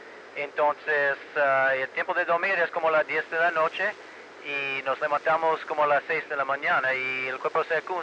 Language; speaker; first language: Spanish; early bilingual, heritage; Spanish